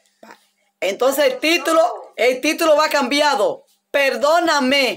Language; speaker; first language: Spanish; native; Spanish